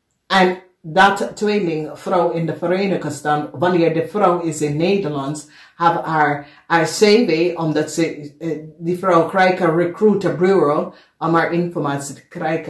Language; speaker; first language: Dutch; non-native, fluent; English